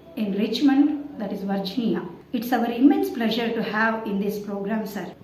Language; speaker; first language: English; non-native, local second language; Kannada